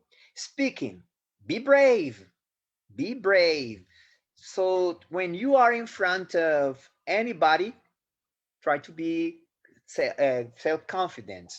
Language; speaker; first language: English; non-native, fluent; Spanish